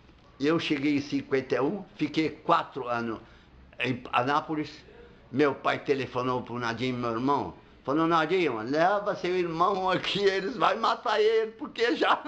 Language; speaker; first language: Portuguese; non-native, fluent; Arabic